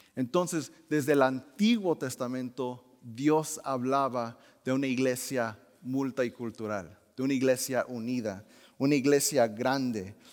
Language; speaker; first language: Spanish; early bilingual, heritage; Spanish